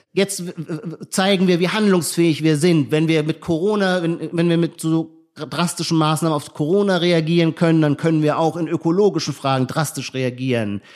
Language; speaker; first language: German; native; German